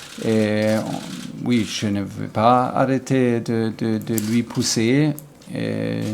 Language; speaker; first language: French; non-native, learner; German